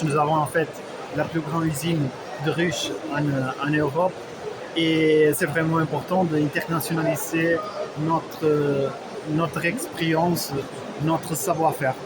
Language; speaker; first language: French; non-native, fluent; Portuguese